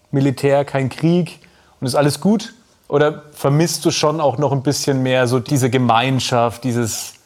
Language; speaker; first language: German; native; German